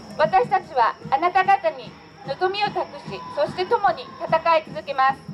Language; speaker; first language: Japanese; native; Japanese